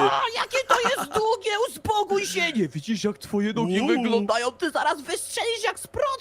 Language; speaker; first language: Polish; native; Polish